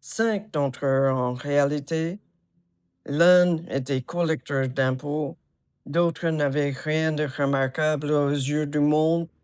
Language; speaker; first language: French; non-native, fluent; English